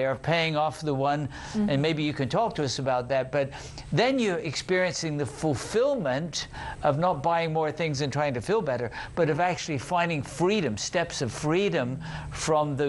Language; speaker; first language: English; native; English